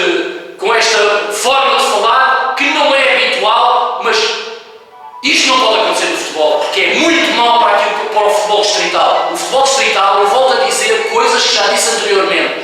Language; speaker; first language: Portuguese; native; Portuguese